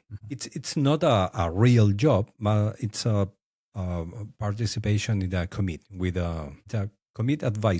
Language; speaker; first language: English; non-native, fluent; Spanish